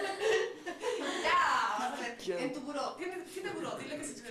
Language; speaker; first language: Spanish; native; Spanish